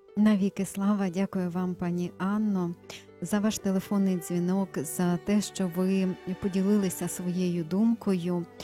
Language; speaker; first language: Ukrainian; native; Ukrainian